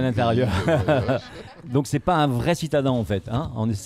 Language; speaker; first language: French; native; French